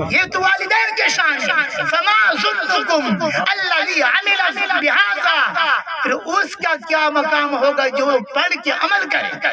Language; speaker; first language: Urdu; non-native, local second language; Pashto